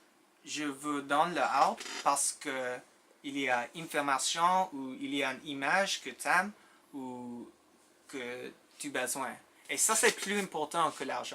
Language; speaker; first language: French; non-native, local second language; English